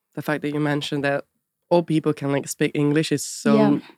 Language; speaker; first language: English; non-native, fluent; Italian